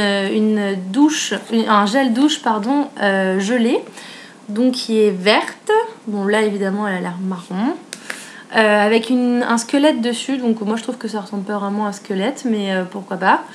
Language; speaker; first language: French; native; French